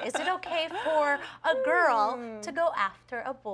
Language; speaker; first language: English; non-native, local second language; Filipino